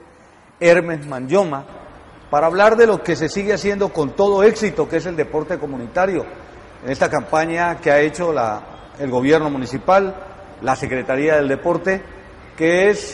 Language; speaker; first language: Spanish; native; Spanish